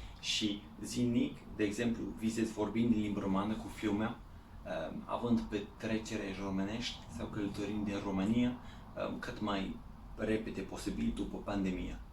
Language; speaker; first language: Romanian; non-native, learner; English